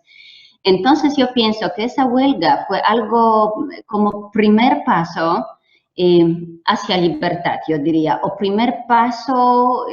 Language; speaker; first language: Spanish; non-native, fluent; Polish